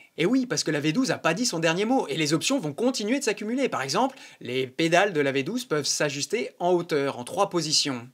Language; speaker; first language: French; native; French